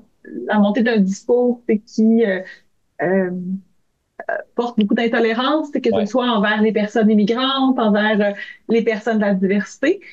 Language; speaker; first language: French; native; French